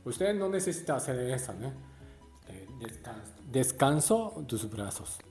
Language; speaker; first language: Spanish; non-native, learner; Japanese